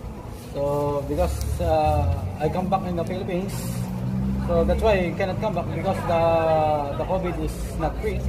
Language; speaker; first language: English; non-native, learner; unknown